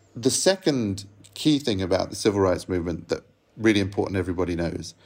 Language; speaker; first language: English; native; English